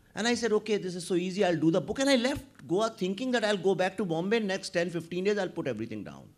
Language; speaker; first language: English; non-native, local second language; Hindi